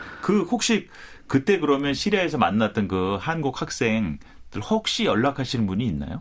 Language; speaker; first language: Korean; native; Korean